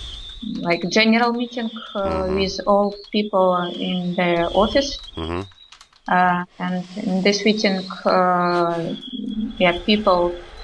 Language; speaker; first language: English; non-native, learner; Russian